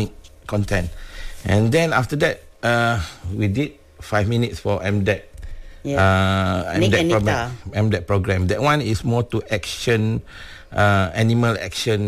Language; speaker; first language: English; non-native, local second language; Malay